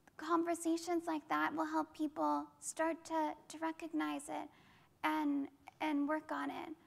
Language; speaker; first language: English; native; English